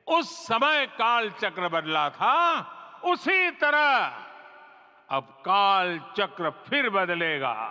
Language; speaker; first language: Hindi; non-native, local second language; Gujarati